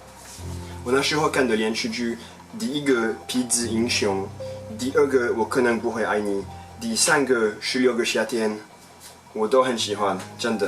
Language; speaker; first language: Chinese; non-native, fluent; French